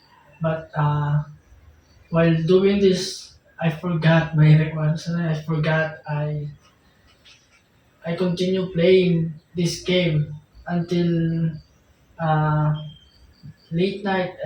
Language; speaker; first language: English; non-native, local second language; Filipino